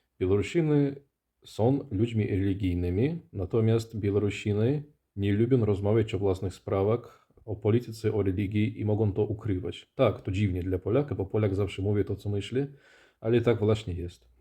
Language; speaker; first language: Polish; non-native, fluent; Russian